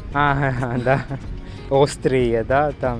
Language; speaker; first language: Russian; non-native, learner; Malayalam